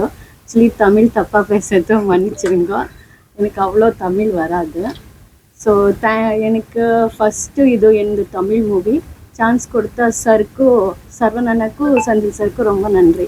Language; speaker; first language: Tamil; non-native, learner; Kannada